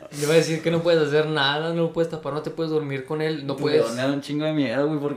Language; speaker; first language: Spanish; native; Spanish